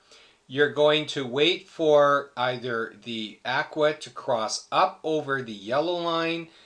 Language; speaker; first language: English; native; English